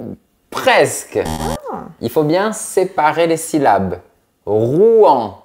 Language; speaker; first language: French; native; French